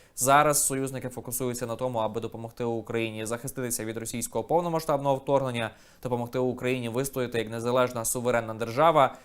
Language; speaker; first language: Ukrainian; native; Ukrainian